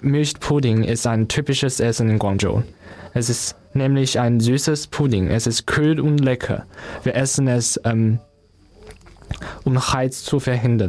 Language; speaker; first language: German; non-native, learner; Chinese